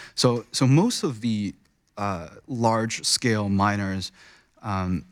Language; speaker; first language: English; non-native, fluent; Chinese